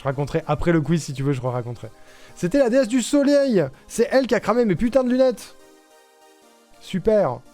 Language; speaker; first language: French; native; French